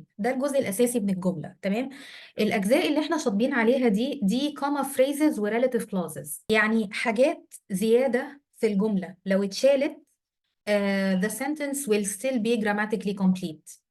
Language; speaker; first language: Arabic; native; Arabic